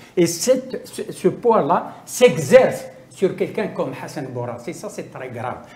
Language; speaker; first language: French; non-native, local second language; Arabic